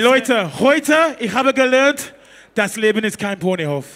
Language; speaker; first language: German; non-native, learner; English